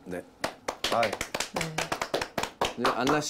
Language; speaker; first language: Korean; native; Korean